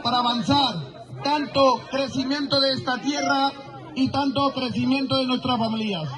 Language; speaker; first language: Spanish; non-native, learner; Punjabi